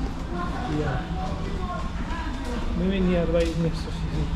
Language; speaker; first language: English; non-native, local second language; Bangla